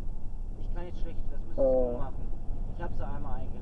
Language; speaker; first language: German; native; German